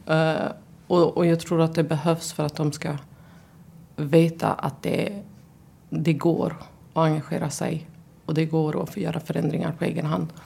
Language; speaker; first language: Swedish; early bilingual, other home language; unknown